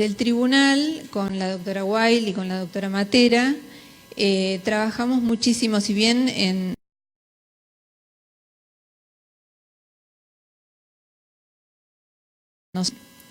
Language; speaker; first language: Spanish; native; Spanish